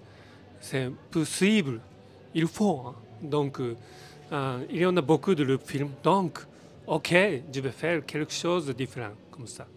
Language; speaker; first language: French; non-native, learner; Japanese